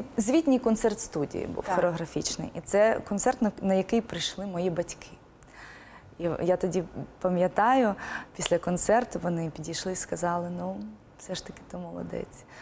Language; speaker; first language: Ukrainian; non-native, local second language; Russian